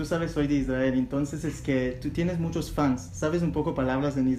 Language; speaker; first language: Spanish; non-native, learner; Hebrew